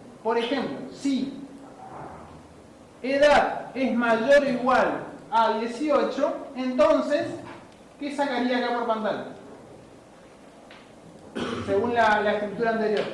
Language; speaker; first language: Spanish; native; Spanish